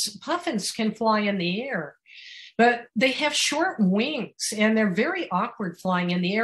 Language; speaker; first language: English; native; English